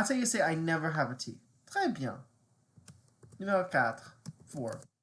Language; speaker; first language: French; non-native, learner; English